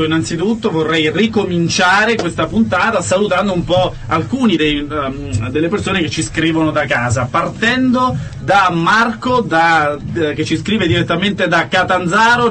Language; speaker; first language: Italian; native; Italian